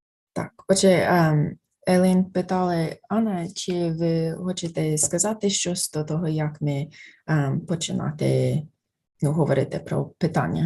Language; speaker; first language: Ukrainian; non-native, fluent; English